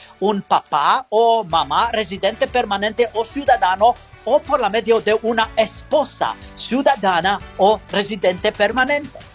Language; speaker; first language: Spanish; non-native, learner; English